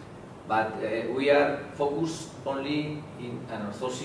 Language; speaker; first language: English; non-native, learner; Spanish